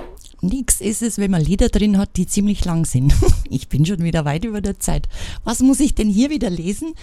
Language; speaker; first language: German; native; German